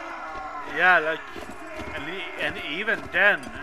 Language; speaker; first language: English; non-native, fluent; Swedish